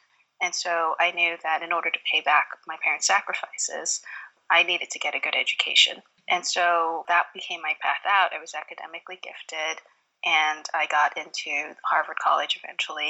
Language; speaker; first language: English; native; English